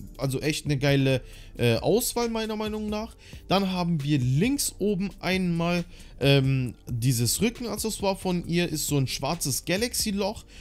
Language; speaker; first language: German; native; German